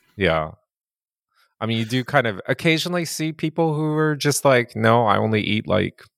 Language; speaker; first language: English; early bilingual, other home language; Japanese